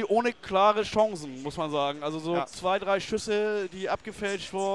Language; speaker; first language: German; native; German